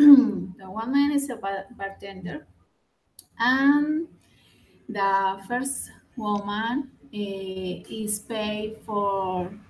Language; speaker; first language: English; non-native, learner; Spanish